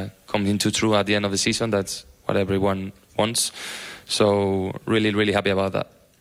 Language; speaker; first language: English; non-native, fluent; Spanish